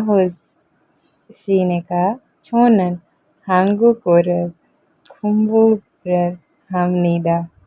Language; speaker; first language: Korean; non-native, fluent; Hindi